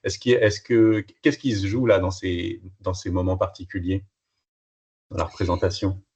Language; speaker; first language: French; native; French